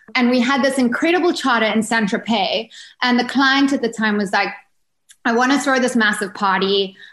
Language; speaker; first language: English; native; English